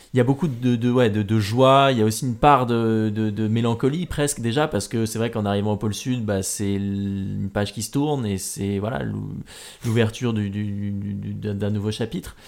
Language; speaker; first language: French; native; French